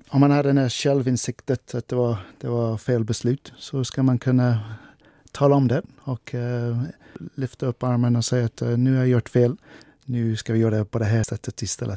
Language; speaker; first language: Swedish; non-native, fluent; English